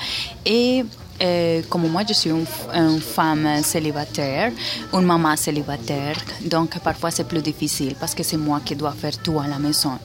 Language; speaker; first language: French; non-native, fluent; Spanish